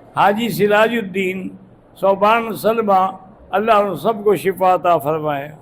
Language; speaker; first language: Urdu; native; Urdu